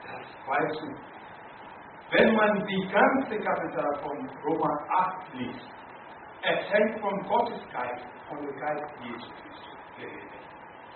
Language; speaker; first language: German; non-native, fluent; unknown